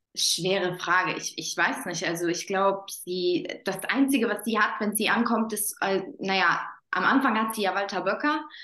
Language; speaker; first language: German; non-native, fluent; Spanish